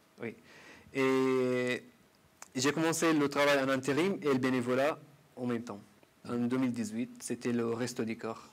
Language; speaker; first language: French; non-native, learner; Arabic